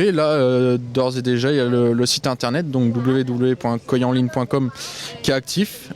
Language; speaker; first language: French; native; French